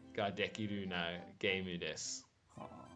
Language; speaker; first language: Japanese; non-native, learner; English